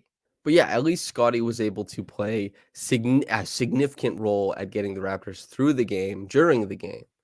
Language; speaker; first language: English; native; English